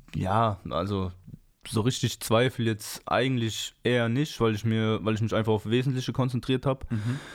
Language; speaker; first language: German; native; German